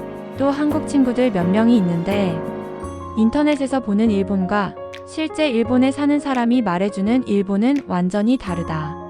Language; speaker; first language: Korean; non-native, fluent; Japanese